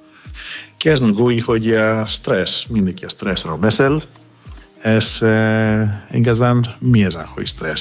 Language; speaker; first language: Hungarian; non-native, fluent; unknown